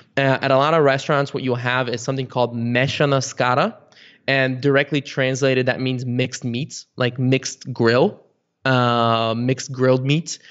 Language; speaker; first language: English; early bilingual, other home language; Bulgarian